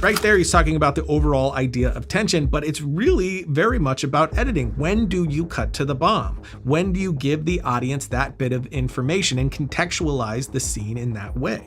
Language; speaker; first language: English; native; English